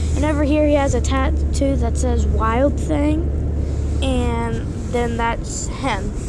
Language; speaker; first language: English; native; English